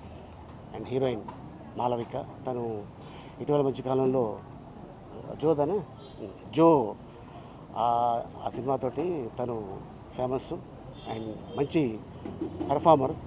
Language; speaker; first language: Telugu; native; Telugu